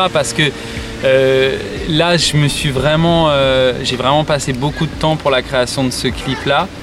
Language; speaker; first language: French; native; French